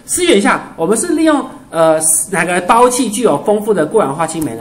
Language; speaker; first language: Chinese; native; Chinese